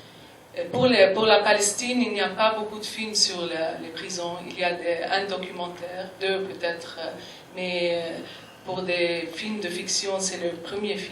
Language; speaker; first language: French; non-native, fluent; Arabic